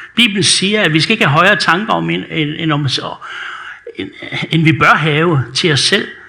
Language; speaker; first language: Danish; native; Danish